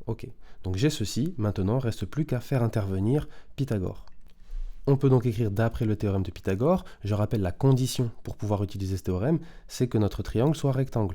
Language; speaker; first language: French; native; French